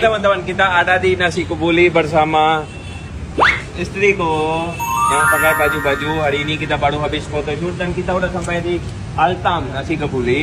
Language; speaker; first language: Indonesian; non-native, fluent; Urdu